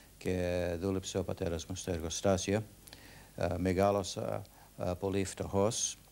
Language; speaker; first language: Greek; early bilingual, heritage; Greek